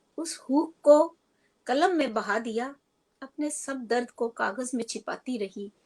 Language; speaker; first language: Hindi; native; Hindi